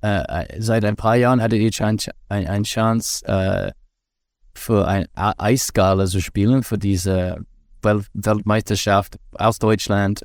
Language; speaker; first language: German; non-native, fluent; English